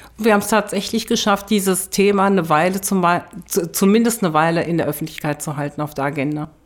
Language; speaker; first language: German; early bilingual, other home language; Turkish